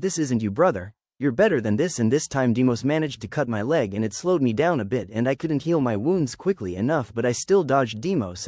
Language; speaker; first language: English; native; English